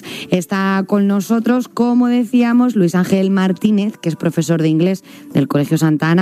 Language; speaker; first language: Spanish; native; Spanish